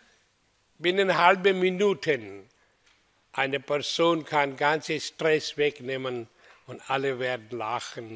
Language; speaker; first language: German; non-native, fluent; Hindi